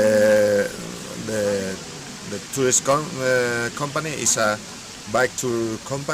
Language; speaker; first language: English; non-native, learner; Spanish